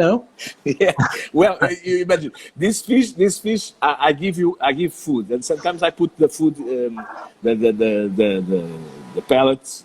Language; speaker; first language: English; non-native, learner; Portuguese